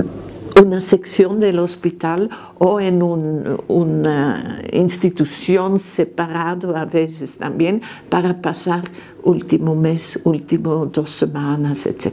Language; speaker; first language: Spanish; non-native, fluent; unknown